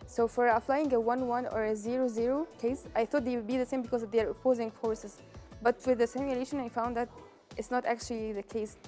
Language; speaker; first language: English; non-native, fluent; Arabic